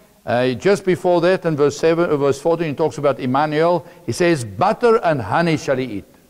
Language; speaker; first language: English; non-native, local second language; Afrikaans